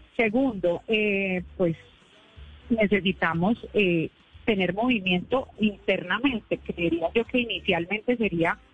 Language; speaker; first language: Spanish; native; Spanish